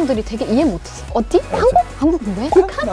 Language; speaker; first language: Korean; non-native, fluent; German